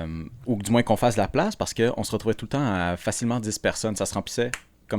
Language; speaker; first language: French; native; French